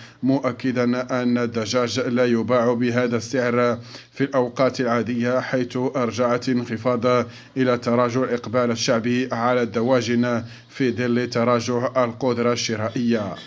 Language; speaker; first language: Arabic; native; Arabic